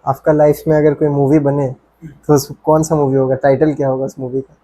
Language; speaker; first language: Hindi; non-native, local second language; Bangla